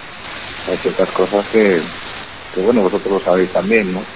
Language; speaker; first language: Spanish; native; Spanish